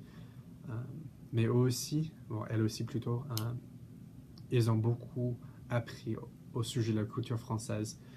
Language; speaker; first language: French; non-native, fluent; English